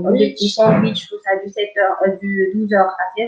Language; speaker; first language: French; non-native, local second language; Arabic